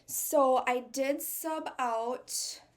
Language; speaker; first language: English; native; English